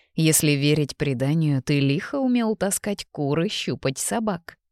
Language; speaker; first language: Russian; native; Russian